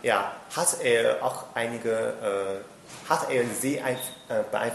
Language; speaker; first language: German; non-native, fluent; Chinese